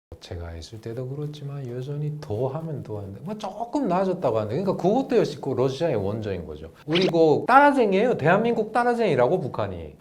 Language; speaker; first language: Korean; native; Korean